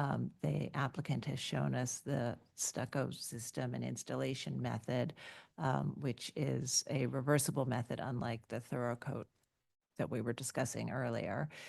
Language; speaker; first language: English; native; English